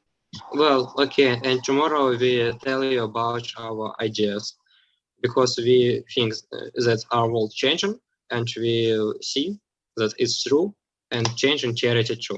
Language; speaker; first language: English; non-native, learner; Russian